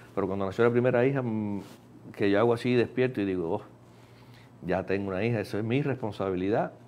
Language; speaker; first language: Spanish; native; Spanish